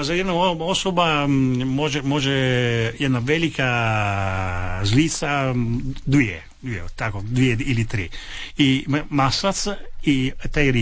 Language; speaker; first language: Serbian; non-native, local second language; Italian